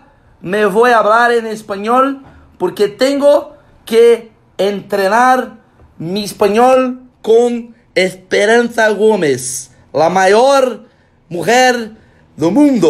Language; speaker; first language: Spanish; non-native, learner; Portuguese